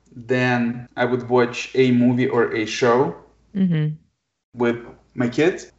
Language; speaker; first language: English; non-native, fluent; Ukrainian